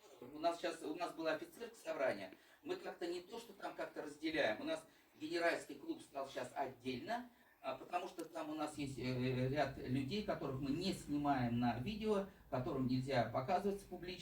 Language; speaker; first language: Russian; native; Russian